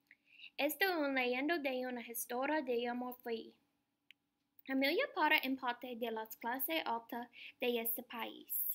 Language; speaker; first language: Spanish; non-native, learner; English